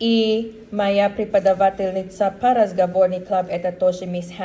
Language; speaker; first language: Russian; non-native, learner; Tajik